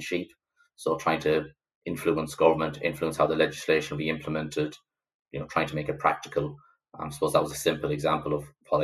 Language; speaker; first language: English; native; English